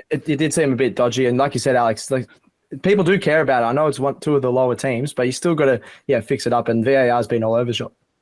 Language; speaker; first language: English; native; English